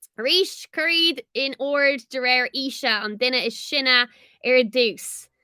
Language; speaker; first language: Irish; native; Irish